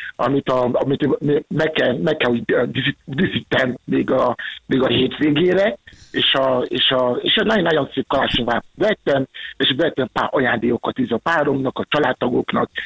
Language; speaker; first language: Hungarian; non-native, learner; Yoruba